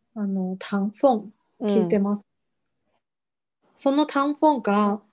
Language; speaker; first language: Japanese; non-native, fluent; Chinese